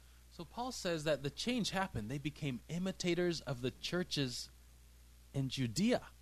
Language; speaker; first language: English; native; English